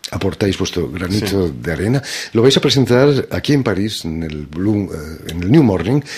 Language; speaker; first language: Spanish; native; Spanish